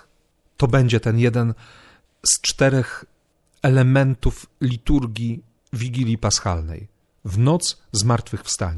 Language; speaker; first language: Polish; native; Polish